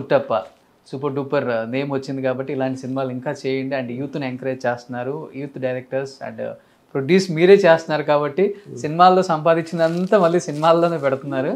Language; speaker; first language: Telugu; native; Telugu